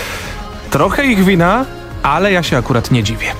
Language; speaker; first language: Polish; native; Polish